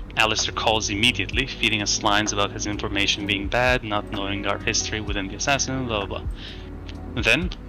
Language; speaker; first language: English; non-native, fluent; Greek